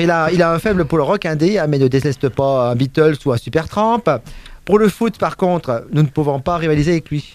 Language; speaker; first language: French; native; French